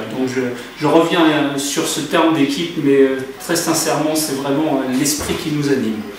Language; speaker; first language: French; native; French